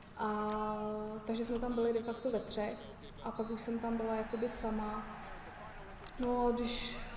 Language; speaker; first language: Czech; native; Czech